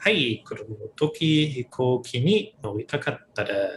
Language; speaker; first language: Japanese; non-native, fluent; English